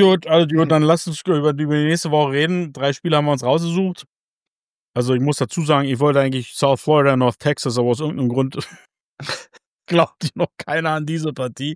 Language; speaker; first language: German; native; German